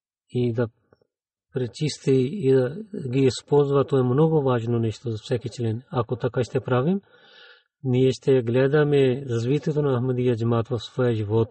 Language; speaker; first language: Bulgarian; non-native, learner; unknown